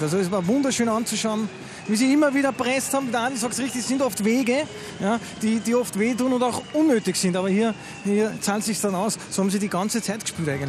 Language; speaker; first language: German; native; German